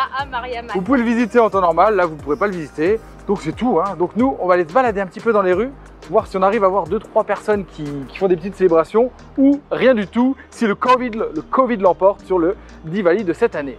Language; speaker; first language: French; native; French